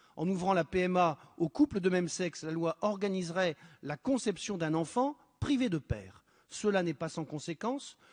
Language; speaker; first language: French; native; French